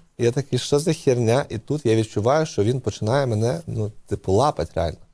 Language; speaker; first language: Ukrainian; non-native, local second language; Russian